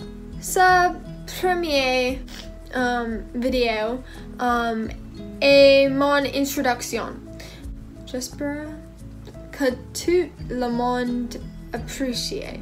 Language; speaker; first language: French; non-native, learner; English